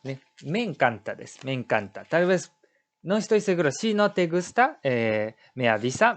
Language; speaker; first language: Spanish; non-native, learner; Japanese